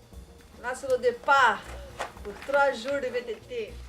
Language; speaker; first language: French; non-native, learner; Portuguese